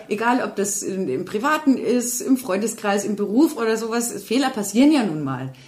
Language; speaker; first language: German; native; German